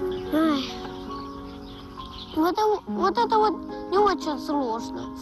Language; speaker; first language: Russian; early bilingual, heritage; Russian